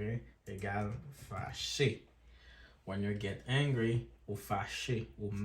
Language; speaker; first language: French; non-native, local second language; Haitian Creole